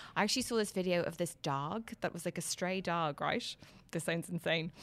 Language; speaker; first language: English; native; English